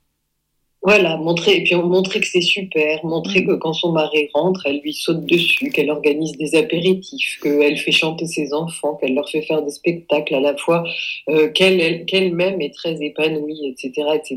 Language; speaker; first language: French; native; French